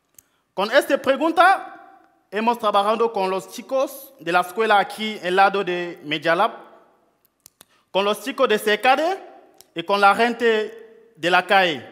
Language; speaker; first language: Spanish; non-native, fluent; French